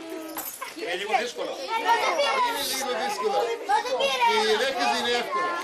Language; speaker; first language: Greek; non-native, learner; English